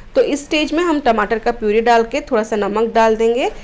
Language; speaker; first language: Hindi; non-native, local second language; Odia